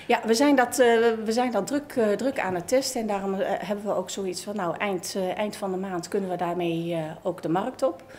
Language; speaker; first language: Dutch; native; Dutch